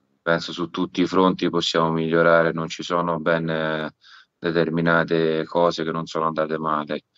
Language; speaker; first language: Italian; native; Italian